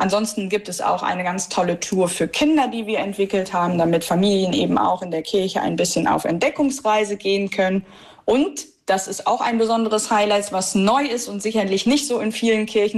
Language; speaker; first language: German; native; German